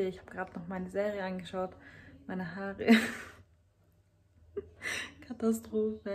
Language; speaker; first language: German; early bilingual, other home language; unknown